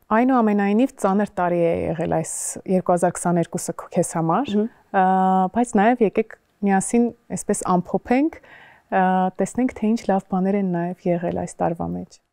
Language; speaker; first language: Armenian; native; Armenian